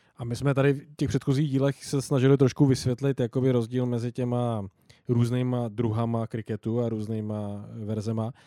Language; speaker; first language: Czech; native; Czech